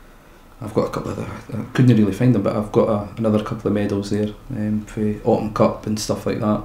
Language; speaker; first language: English; native; English